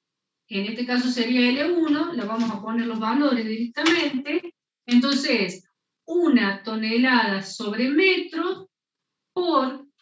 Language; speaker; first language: Spanish; native; Spanish